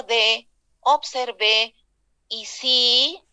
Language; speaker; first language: French; non-native, fluent; Spanish